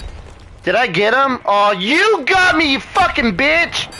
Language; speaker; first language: English; native; English